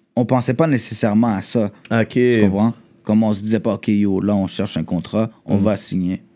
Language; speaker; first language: French; native; French